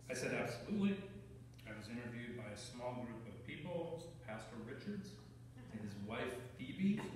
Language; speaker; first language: English; native; English